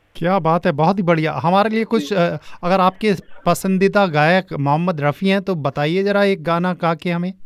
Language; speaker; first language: Hindi; native; Hindi